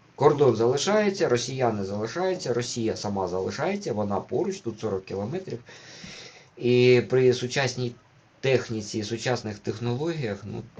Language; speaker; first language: Ukrainian; non-native, local second language; Russian